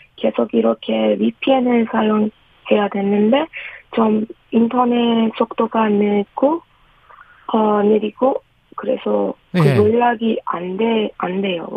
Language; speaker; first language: Korean; non-native, learner; Persian